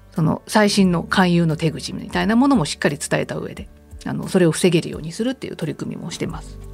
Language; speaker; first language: Japanese; native; Japanese